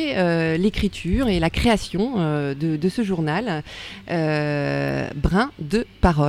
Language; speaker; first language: French; native; French